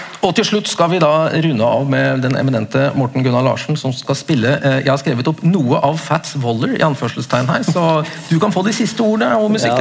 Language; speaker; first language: Norwegian; native; Norwegian